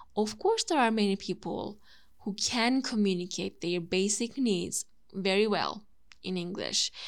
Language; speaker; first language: English; non-native, fluent; Turkish